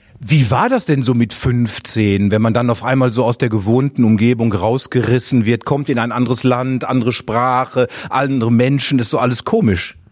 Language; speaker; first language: German; native; German